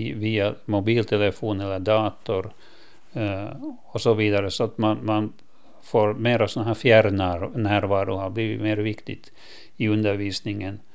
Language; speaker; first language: Swedish; native; Swedish